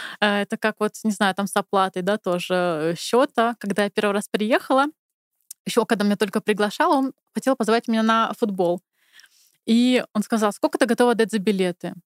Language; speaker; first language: Russian; native; Russian